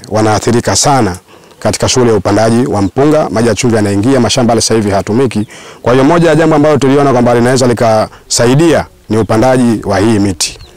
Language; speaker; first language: Swahili; native; Swahili